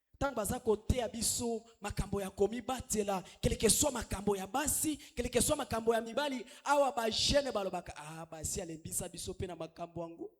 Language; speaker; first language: Lingala; native; Lingala